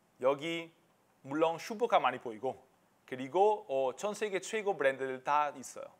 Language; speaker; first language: Korean; non-native, fluent; Italian